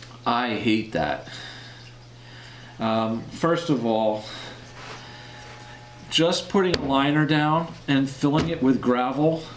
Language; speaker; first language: English; native; English